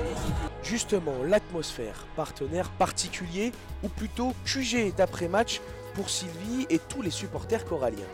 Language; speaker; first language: French; native; French